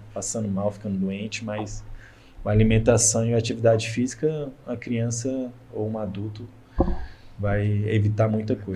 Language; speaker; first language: Portuguese; native; Portuguese